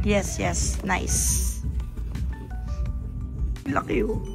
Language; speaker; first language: English; non-native, local second language; Filipino